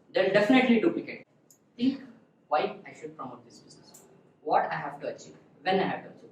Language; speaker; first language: English; non-native, local second language; Kannada